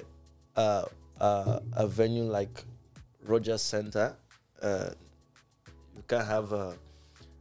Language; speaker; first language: English; non-native, local second language; Igbo